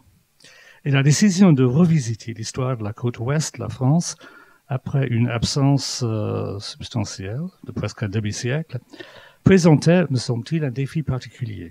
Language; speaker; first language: French; non-native, fluent; English